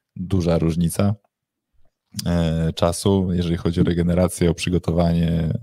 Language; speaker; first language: Polish; native; Polish